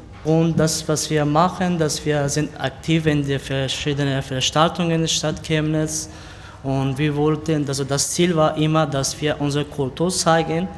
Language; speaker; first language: German; non-native, learner; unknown